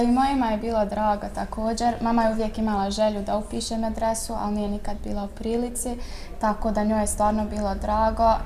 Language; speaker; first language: Croatian; early bilingual, other home language; Bosnian